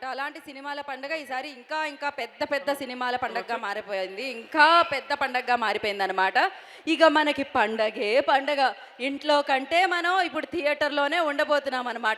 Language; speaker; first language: Telugu; native; Telugu